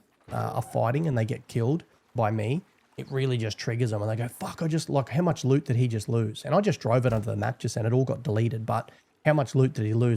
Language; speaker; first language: English; native; English